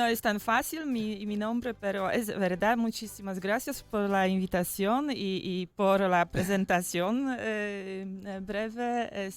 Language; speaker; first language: Spanish; non-native, fluent; Polish